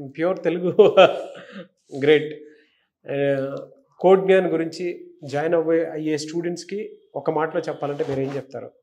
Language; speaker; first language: Telugu; native; Telugu